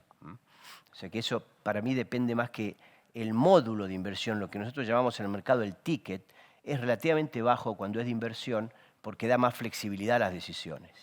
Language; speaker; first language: Spanish; native; Spanish